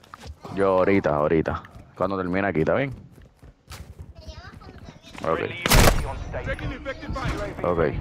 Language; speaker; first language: Spanish; native; Spanish